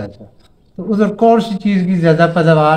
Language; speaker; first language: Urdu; non-native, local second language; Punjabi